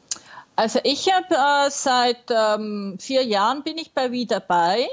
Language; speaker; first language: German; non-native, local second language; French